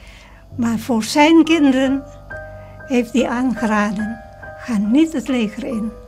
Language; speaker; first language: Dutch; early bilingual, other home language; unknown